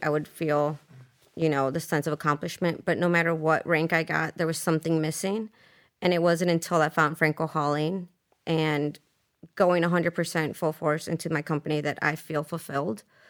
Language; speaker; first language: English; early bilingual, other home language; Spanish